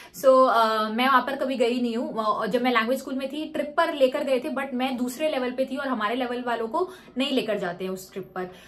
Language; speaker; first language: Hindi; native; Hindi